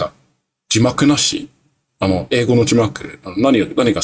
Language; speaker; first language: Japanese; non-native, learner; English